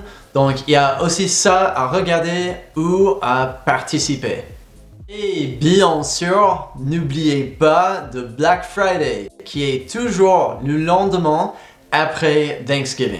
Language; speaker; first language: French; non-native, fluent; English